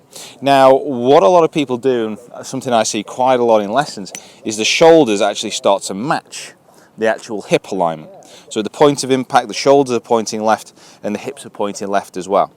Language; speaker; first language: English; native; English